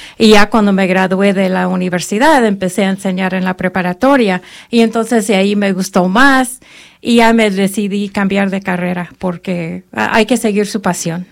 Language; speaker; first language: Spanish; early bilingual, other home language; English